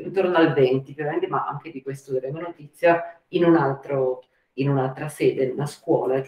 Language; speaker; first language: Italian; native; Italian